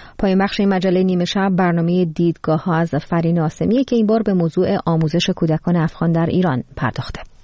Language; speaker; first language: Persian; native; Persian